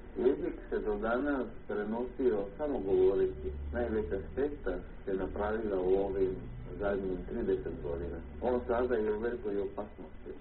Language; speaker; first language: Bosnian; early bilingual, heritage; Croatian